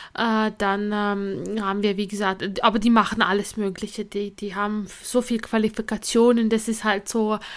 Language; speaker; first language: German; non-native, fluent; Latvian